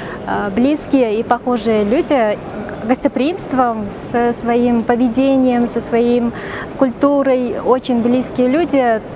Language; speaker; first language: Russian; non-native, fluent; Uzbek